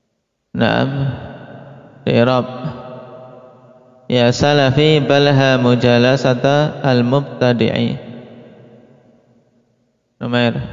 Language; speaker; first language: Arabic; non-native, fluent; Indonesian